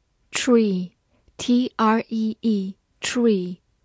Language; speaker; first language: English; non-native, fluent; Chinese